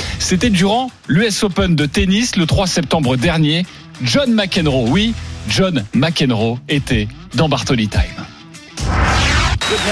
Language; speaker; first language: French; native; French